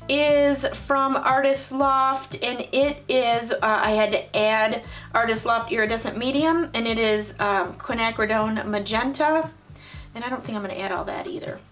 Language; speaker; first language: English; native; English